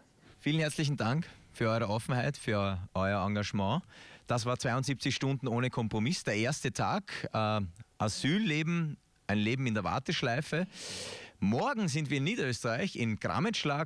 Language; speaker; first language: German; native; German